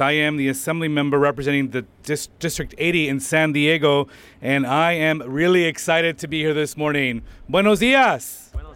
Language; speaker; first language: English; early bilingual, other home language; Spanish